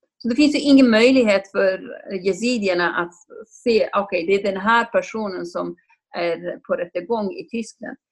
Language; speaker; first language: Swedish; non-native, fluent; Kurdish